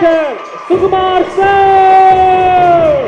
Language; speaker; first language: Tamil; native; Tamil